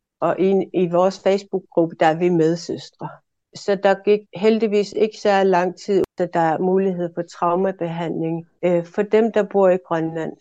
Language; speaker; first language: Danish; non-native, local second language; Kalaallisut